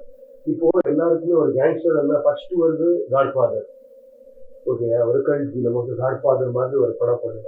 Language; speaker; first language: Tamil; non-native, learner; Kannada